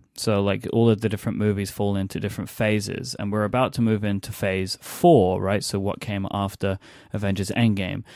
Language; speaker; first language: English; native; English